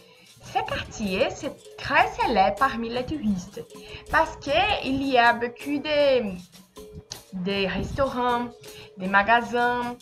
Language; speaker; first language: French; non-native, learner; Portuguese